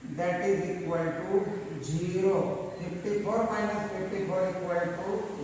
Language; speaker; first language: English; non-native, local second language; Marathi